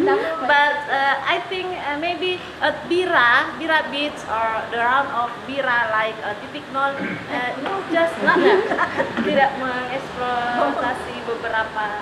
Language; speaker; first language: English; non-native, learner; Indonesian